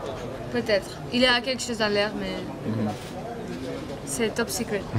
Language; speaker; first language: French; non-native, fluent; Spanish